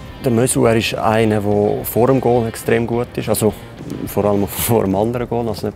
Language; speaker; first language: German; native; German